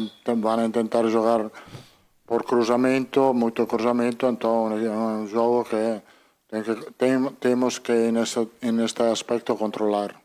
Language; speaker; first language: Portuguese; non-native, fluent; Italian